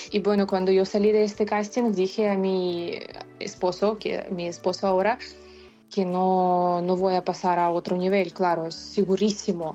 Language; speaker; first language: Spanish; non-native, fluent; Ukrainian